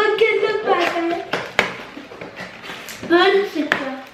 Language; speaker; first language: Turkish; early bilingual, heritage; Turkish